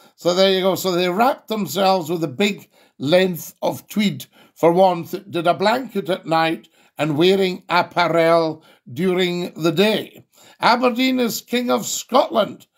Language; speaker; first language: English; native; English